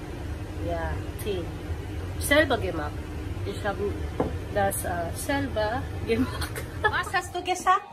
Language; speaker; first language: German; non-native, learner; Filipino